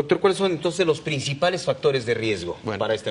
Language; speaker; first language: Spanish; native; Spanish